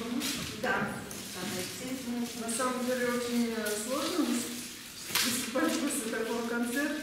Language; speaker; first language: Russian; native; Russian